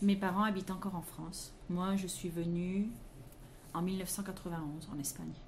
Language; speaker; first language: French; early bilingual, other home language; Spanish